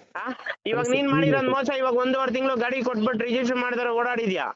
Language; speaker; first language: Kannada; native; Kannada